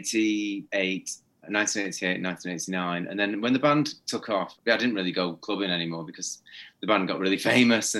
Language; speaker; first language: English; native; English